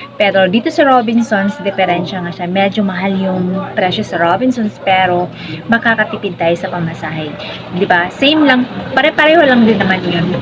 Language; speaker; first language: Filipino; native; Filipino